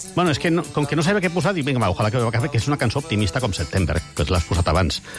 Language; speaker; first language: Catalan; non-native, local second language; Spanish